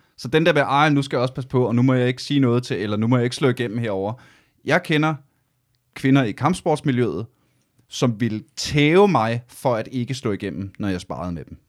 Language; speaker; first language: Danish; native; Danish